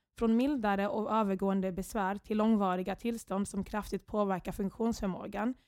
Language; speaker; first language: Swedish; early bilingual, other home language; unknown